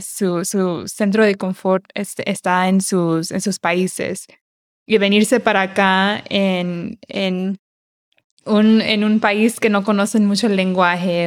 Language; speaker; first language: Spanish; early bilingual, heritage; Spanish